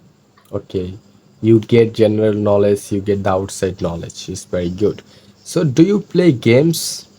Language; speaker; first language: English; non-native, fluent; Bangla